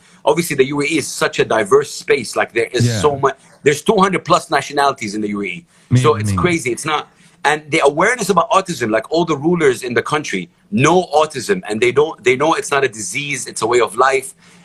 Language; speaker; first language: English; non-native, fluent; Arabic